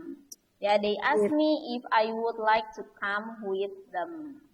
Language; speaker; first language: English; non-native, learner; Indonesian